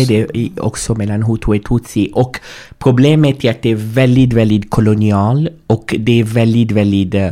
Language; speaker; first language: Swedish; non-native, fluent; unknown